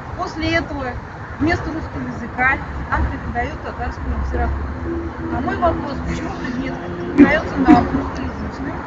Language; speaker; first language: Russian; native; Russian